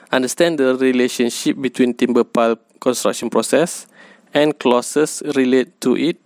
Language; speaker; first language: English; non-native, local second language; Malay